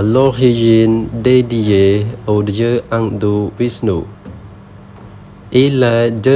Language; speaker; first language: French; non-native, learner; Khmer